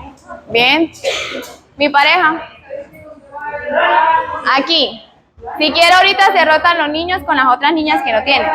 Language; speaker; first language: Spanish; native; Spanish